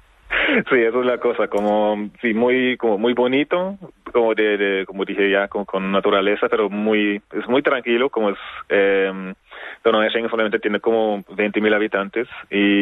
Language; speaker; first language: Spanish; non-native, fluent; German